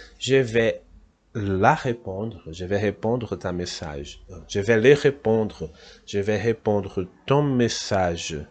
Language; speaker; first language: French; non-native, fluent; Portuguese